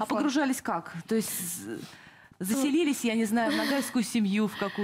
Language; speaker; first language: Russian; native; Russian